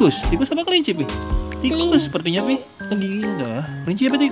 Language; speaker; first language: Indonesian; native; Indonesian